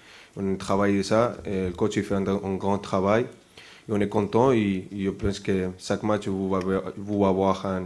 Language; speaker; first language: French; non-native, fluent; Spanish